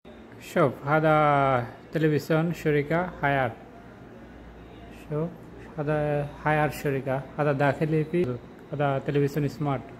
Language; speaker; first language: Arabic; non-native, learner; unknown